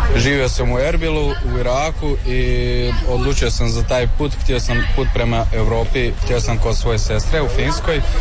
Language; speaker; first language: Serbian; non-native, fluent; Central Kurdish